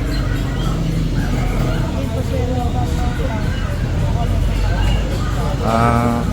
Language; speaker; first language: Filipino; native; Filipino